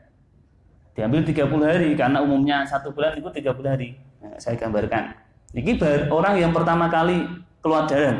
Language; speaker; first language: Indonesian; non-native, local second language; Javanese